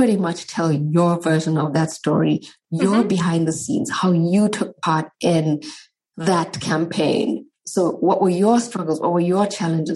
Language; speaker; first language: English; native; English